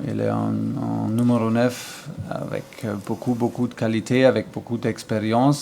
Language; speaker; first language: French; non-native, learner; German